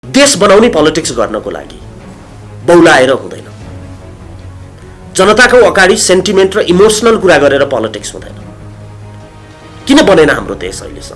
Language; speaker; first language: Nepali; native; Nepali